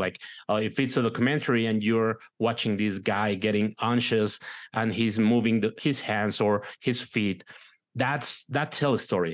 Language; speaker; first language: English; non-native, fluent; Spanish